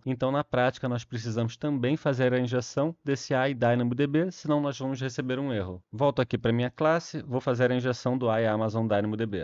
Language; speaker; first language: Portuguese; native; Portuguese